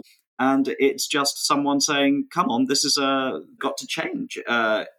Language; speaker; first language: English; native; English